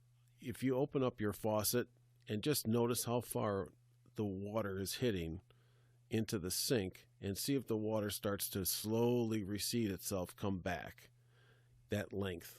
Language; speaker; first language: English; native; English